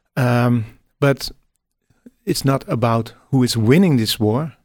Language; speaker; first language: English; non-native, fluent; Dutch